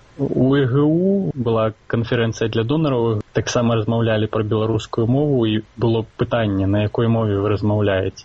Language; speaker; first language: Belarusian; non-native, local second language; Russian